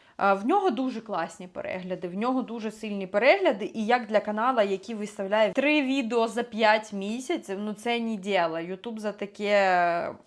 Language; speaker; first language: Ukrainian; non-native, local second language; Russian